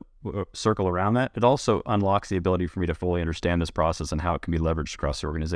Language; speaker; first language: English; native; English